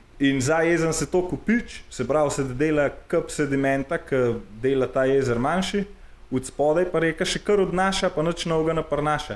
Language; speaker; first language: Slovenian; native; Slovenian